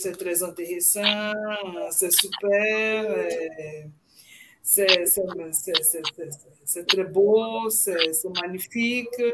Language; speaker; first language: French; non-native, fluent; Portuguese